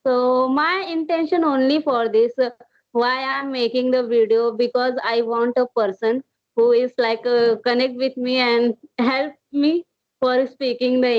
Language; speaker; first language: English; non-native, learner; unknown